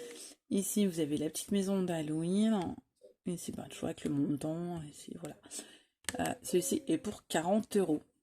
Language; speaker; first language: French; native; French